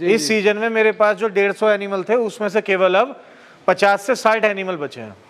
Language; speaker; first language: Hindi; native; Hindi